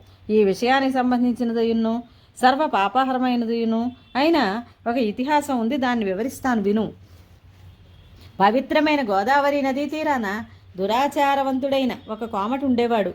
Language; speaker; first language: Telugu; native; Telugu